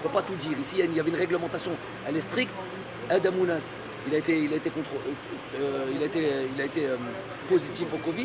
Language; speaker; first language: French; native; French